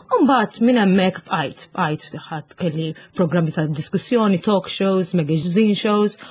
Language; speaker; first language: Maltese; native; Maltese